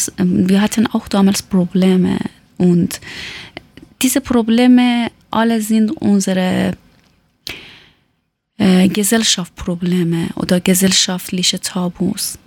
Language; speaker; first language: German; non-native, learner; Persian